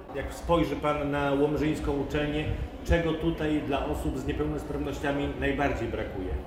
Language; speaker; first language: Polish; native; Polish